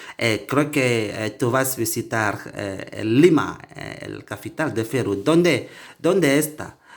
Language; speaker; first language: Spanish; non-native, learner; Indonesian